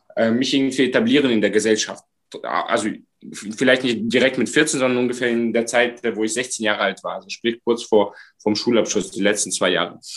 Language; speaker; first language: German; non-native, fluent; Romanian